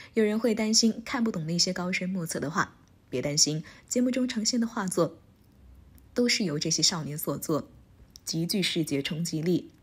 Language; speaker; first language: Chinese; native; Chinese